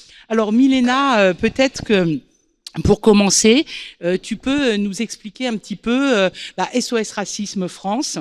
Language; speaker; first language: French; native; French